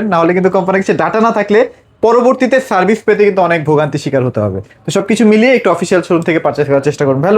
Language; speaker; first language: Bangla; native; Bangla